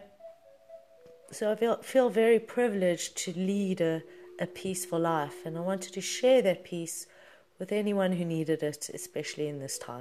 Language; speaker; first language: English; native; English